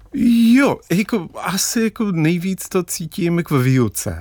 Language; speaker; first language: Czech; non-native, fluent; English